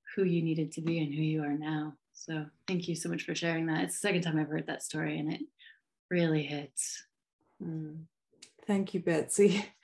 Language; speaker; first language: English; native; English